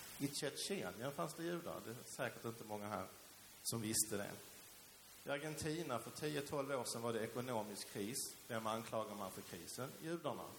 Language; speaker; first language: Swedish; early bilingual, other home language; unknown